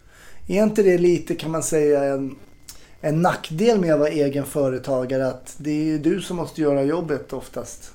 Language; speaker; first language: Swedish; native; Swedish